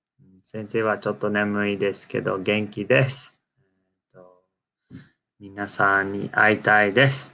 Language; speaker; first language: Japanese; non-native, fluent; English